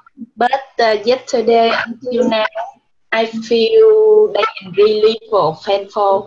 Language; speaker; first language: English; non-native, learner; Vietnamese